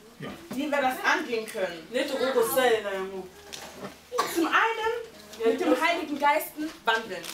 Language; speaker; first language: German; early bilingual, heritage; Lingala